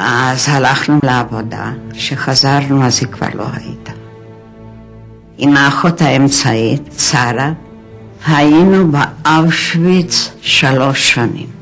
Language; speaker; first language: Hebrew; non-native, fluent; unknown